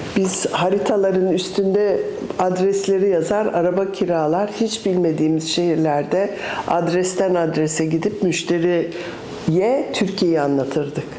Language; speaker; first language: Turkish; early bilingual, other home language; English